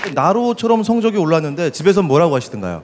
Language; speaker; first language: Korean; native; Korean